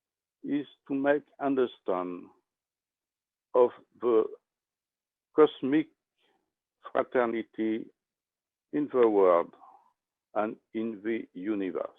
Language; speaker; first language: English; non-native, learner; French